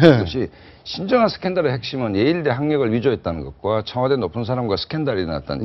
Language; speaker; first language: Korean; native; Korean